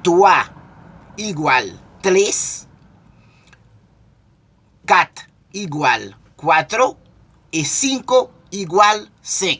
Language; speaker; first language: Spanish; non-native, local second language; Haitian Creole